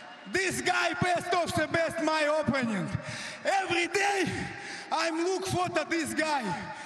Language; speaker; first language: English; non-native, learner; Russian